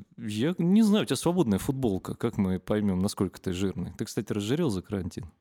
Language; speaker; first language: Russian; native; Russian